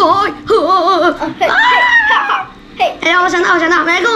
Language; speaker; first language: Chinese; native; Chinese